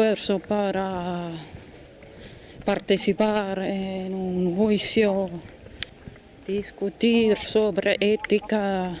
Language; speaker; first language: Spanish; non-native, fluent; German